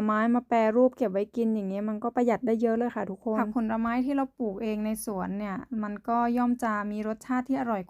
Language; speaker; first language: Thai; native; Thai